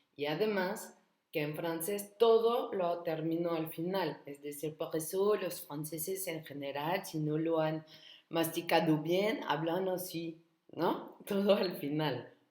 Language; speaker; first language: Spanish; non-native, fluent; French